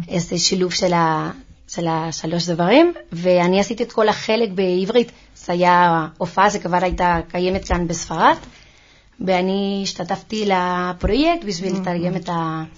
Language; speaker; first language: Hebrew; non-native, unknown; Spanish